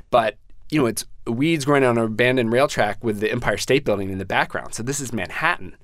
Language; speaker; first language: English; native; English